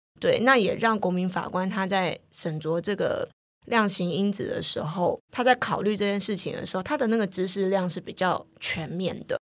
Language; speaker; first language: Chinese; native; Chinese